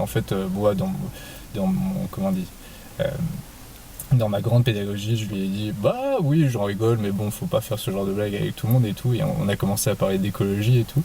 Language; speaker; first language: French; native; French